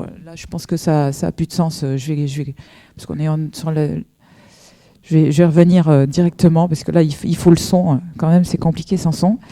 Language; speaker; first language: French; native; French